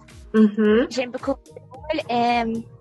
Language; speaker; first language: French; non-native, learner; Russian